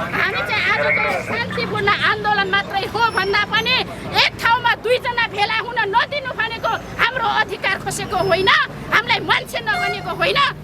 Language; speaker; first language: Nepali; non-native, local second language; Rana Tharu